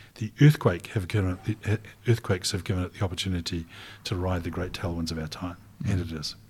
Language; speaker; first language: English; native; English